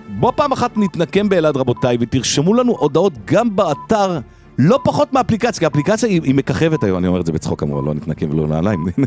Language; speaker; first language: Hebrew; native; Hebrew